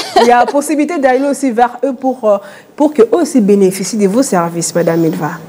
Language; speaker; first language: French; non-native, local second language; Lingala